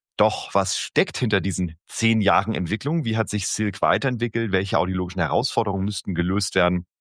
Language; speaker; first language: German; native; German